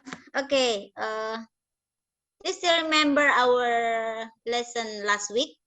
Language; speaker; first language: English; non-native, learner; Indonesian